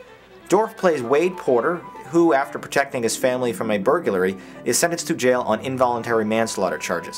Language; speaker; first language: English; native; English